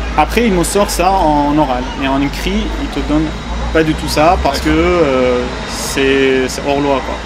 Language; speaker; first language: French; non-native, fluent; Persian